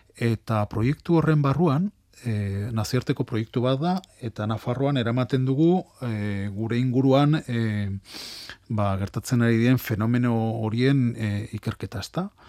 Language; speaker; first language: Basque; non-native, local second language; Spanish